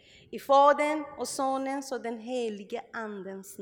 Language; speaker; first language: Swedish; non-native, learner; Persian